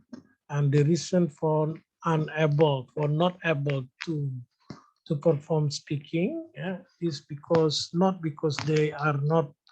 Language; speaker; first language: English; non-native, fluent; Indonesian